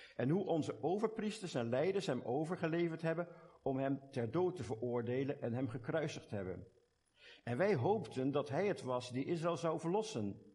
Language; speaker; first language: Dutch; native; Dutch